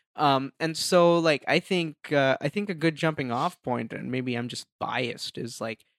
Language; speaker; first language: English; non-native, local second language; Hindi